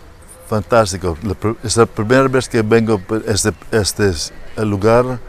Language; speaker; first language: Spanish; non-native, fluent; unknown